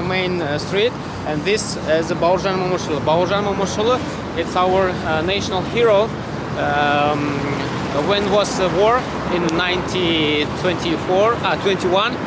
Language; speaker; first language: English; non-native, learner; Kazakh